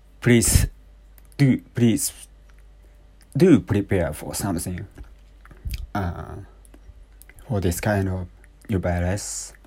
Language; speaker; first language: English; non-native, learner; Japanese